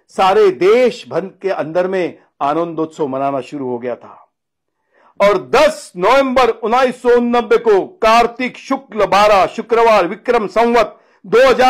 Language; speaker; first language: Hindi; non-native, local second language; Marathi